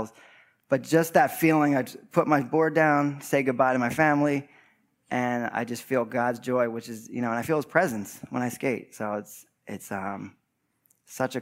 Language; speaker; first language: English; native; English